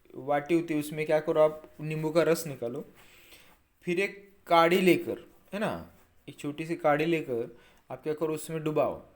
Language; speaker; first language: Hindi; non-native, local second language; Marathi